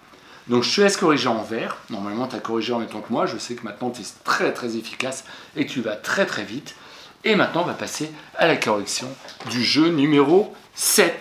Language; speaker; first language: French; native; French